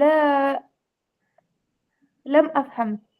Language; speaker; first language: Arabic; non-native, fluent; Urdu